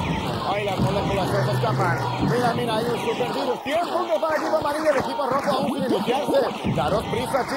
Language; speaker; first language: Spanish; native; Spanish